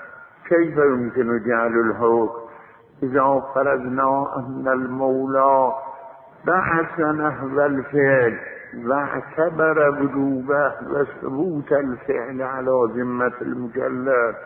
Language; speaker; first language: Arabic; non-native, fluent; Azerbaijani